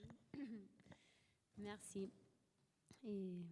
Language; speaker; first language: French; non-native, fluent; Spanish